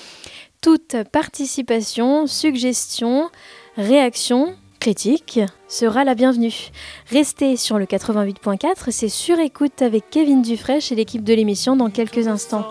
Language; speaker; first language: French; native; French